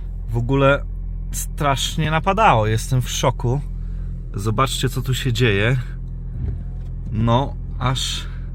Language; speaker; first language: Polish; native; Polish